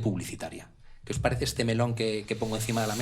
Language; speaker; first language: Spanish; native; Spanish